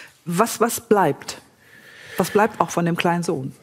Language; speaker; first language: German; native; German